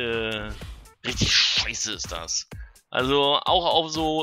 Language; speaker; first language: German; native; German